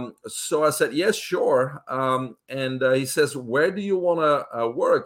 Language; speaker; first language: English; non-native, fluent; Dutch